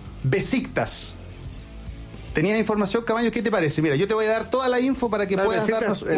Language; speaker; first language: Spanish; native; Spanish